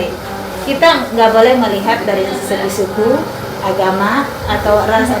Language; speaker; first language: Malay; non-native, local second language; Sundanese